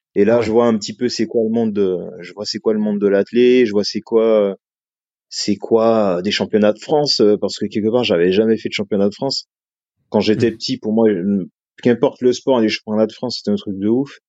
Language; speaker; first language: French; native; French